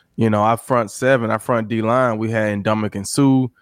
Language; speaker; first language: English; native; English